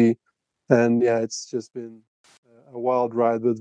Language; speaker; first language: English; non-native, fluent; Russian